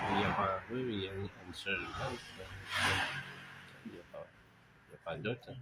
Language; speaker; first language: French; non-native, local second language; Réunion Creole French